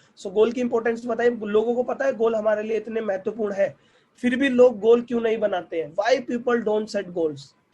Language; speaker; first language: Hindi; native; Hindi